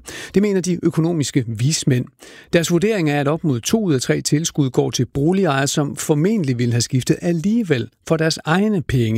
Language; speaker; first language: Danish; native; Danish